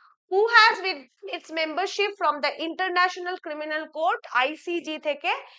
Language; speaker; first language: English; non-native, local second language; Bangla